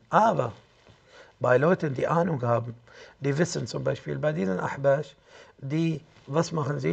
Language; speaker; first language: German; non-native, fluent; Arabic